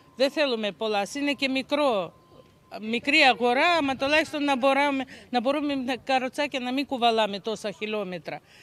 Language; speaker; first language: Greek; native; Greek